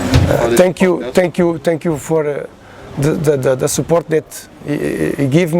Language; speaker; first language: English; non-native, learner; Portuguese